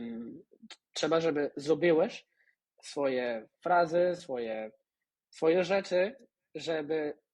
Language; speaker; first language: Polish; non-native, fluent; Spanish